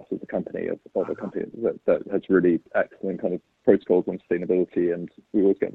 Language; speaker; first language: English; native; English